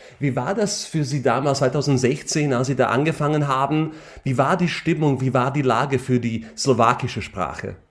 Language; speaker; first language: German; non-native, fluent; Slovak